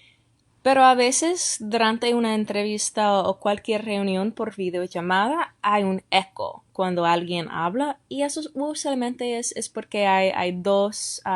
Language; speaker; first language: Spanish; non-native, fluent; English